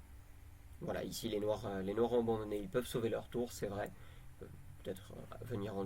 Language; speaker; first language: French; native; French